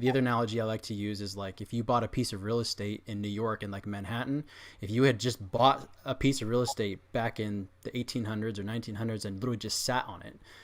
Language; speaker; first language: English; native; English